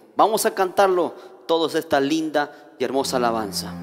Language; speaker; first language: Spanish; native; Spanish